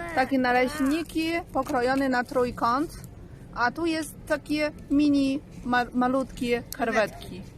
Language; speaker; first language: Polish; non-native, learner; Chinese